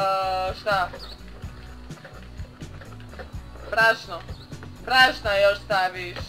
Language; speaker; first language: Croatian; native; Croatian